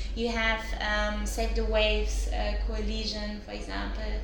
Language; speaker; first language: English; non-native, fluent; German